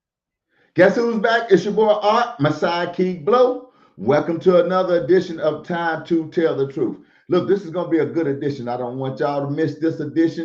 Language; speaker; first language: English; native; English